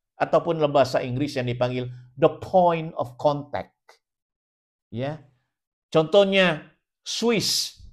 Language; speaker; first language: Malay; non-native, local second language; Central Dusun